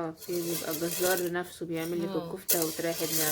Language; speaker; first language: Arabic; native; Arabic